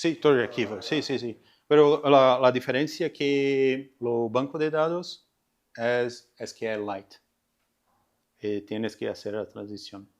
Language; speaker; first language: Spanish; non-native, learner; Portuguese